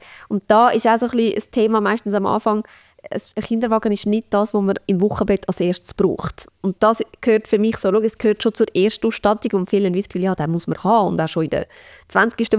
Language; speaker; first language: German; native; German